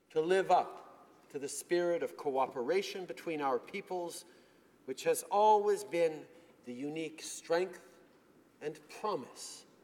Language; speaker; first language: English; early bilingual, other home language; French